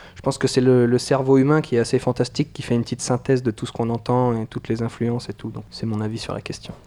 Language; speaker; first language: French; native; French